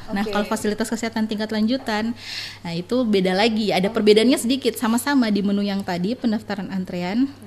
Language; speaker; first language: Indonesian; native; Indonesian